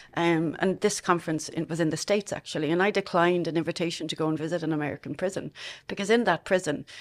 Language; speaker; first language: English; native; English